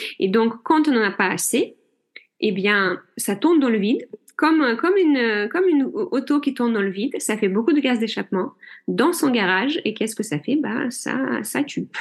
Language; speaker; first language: French; non-native, fluent; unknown